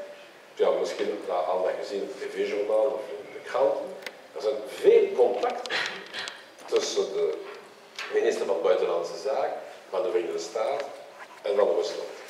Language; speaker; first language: Dutch; non-native, local second language; French